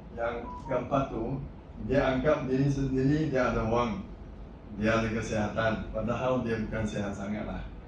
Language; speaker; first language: Malay; non-native, local second language; Chinese